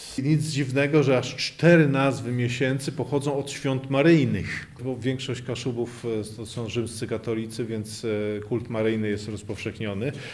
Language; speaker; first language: Polish; non-native, local second language; Kashubian